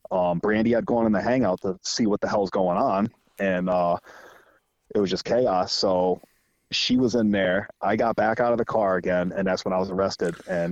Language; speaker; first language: English; native; English